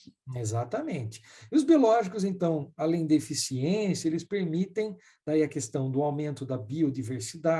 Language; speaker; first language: Portuguese; native; Portuguese